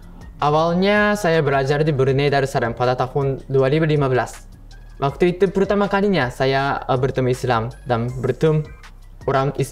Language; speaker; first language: Indonesian; non-native, fluent; Japanese